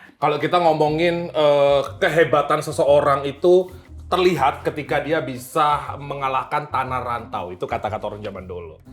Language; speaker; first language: Indonesian; native; Indonesian